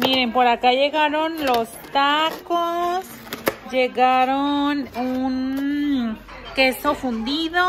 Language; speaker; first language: Spanish; native; Spanish